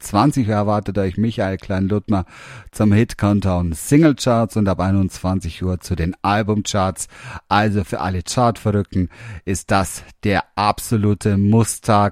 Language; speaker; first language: German; native; German